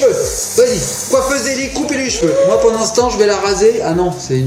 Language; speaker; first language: French; native; French